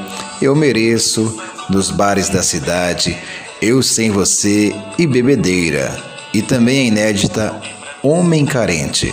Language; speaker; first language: Portuguese; native; Portuguese